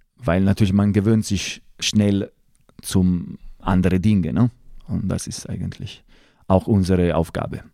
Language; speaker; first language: German; non-native, fluent; Italian